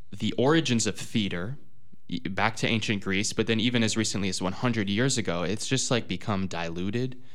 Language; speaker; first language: English; native; English